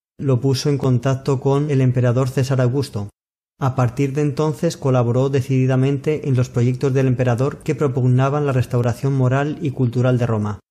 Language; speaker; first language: Spanish; native; Spanish